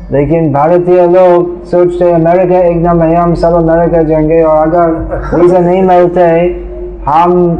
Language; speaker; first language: Hindi; non-native, fluent; English